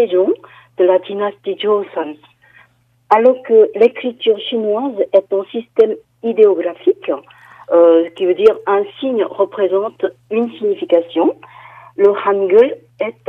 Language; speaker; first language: French; non-native, fluent; Korean